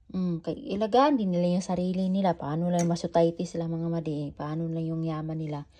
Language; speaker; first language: Filipino; non-native, local second language; Cebuano